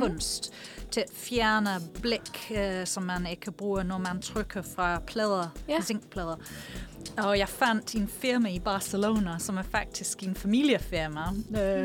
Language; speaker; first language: Danish; non-native, fluent; English